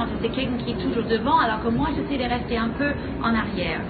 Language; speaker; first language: French; native; French